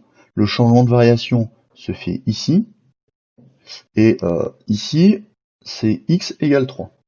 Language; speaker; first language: French; native; French